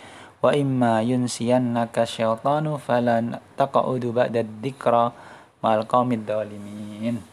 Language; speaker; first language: Arabic; non-native, fluent; Indonesian